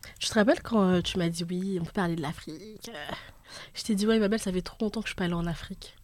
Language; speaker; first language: French; early bilingual, other home language; Bambara